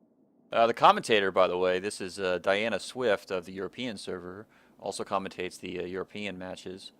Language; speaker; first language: English; native; English